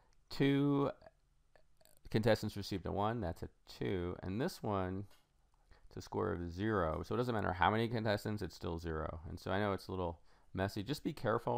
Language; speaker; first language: English; native; English